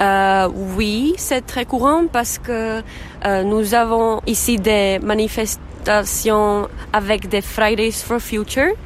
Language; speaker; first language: French; non-native, fluent; Czech